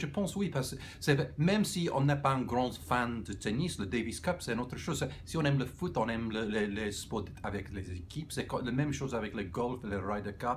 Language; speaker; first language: French; non-native, fluent; English